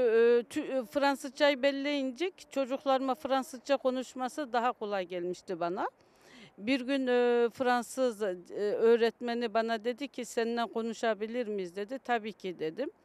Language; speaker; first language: Turkish; early bilingual, other home language; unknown